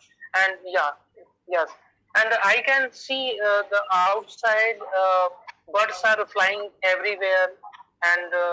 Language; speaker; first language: English; non-native, learner; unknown